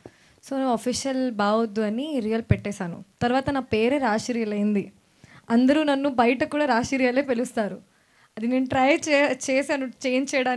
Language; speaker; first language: Telugu; non-native, local second language; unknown